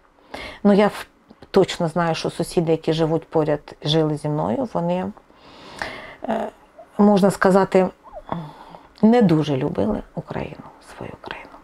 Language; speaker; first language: Ukrainian; non-native, local second language; Russian